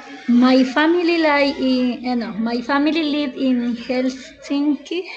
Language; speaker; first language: English; non-native, learner; Spanish